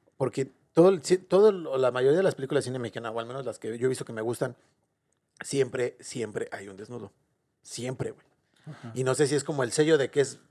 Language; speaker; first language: Spanish; native; Spanish